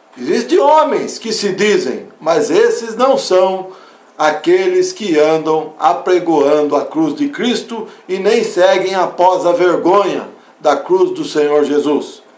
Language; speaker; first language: Portuguese; native; Portuguese